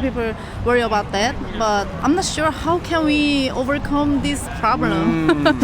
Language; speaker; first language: English; non-native, learner; Korean